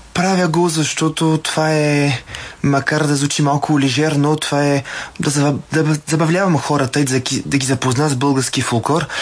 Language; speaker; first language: Bulgarian; non-native, fluent; French